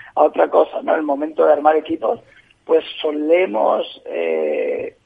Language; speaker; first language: Spanish; native; Spanish